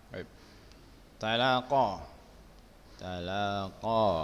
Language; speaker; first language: Arabic; non-native, fluent; Indonesian